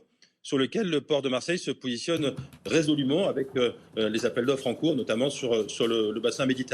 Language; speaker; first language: French; native; French